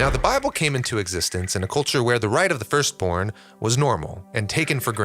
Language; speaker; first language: English; native; English